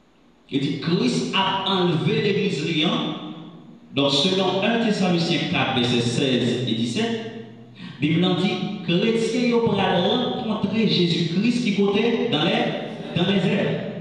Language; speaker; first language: French; non-native, local second language; Haitian Creole